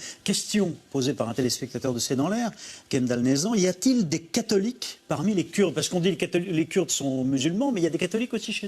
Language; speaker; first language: French; native; French